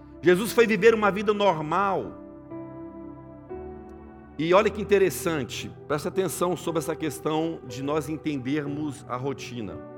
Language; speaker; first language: Portuguese; native; Portuguese